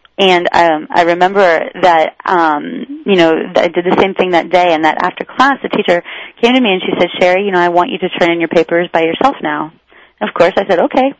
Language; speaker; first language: English; native; English